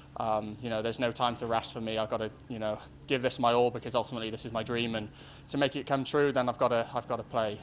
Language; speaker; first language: English; native; English